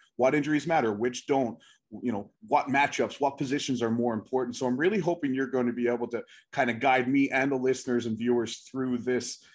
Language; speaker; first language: English; native; English